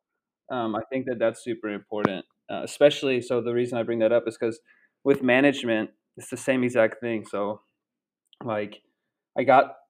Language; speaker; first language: English; native; English